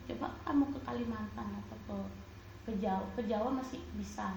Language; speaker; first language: Indonesian; native; Indonesian